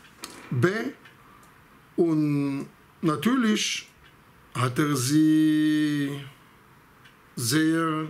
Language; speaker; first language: German; non-native, fluent; Hebrew